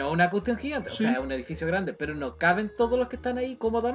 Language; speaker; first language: Spanish; native; Spanish